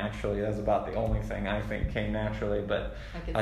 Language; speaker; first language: English; native; English